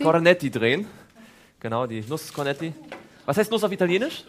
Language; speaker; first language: German; native; German